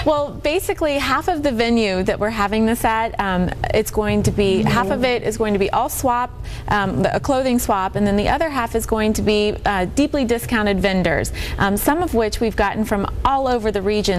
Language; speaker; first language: English; native; English